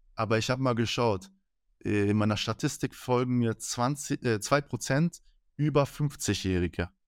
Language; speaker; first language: German; early bilingual, other home language; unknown